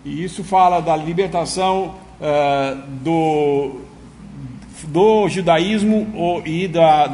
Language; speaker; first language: Portuguese; native; Portuguese